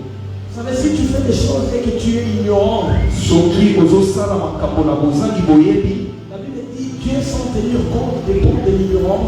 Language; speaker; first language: French; non-native, local second language; Lingala